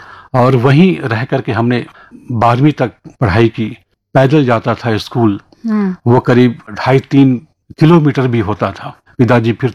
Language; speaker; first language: Hindi; native; Hindi